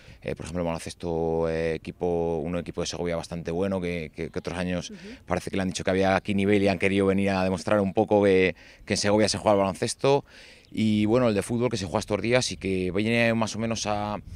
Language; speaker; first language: Spanish; native; Spanish